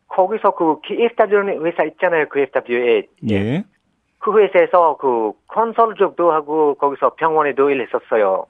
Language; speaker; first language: Korean; non-native, learner; Persian